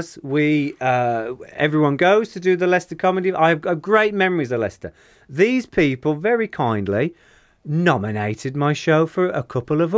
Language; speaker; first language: English; native; English